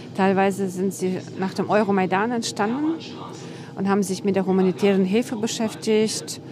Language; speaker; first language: German; non-native, fluent; Ukrainian